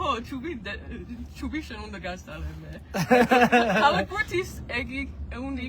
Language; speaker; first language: Georgian; early bilingual, heritage; Georgian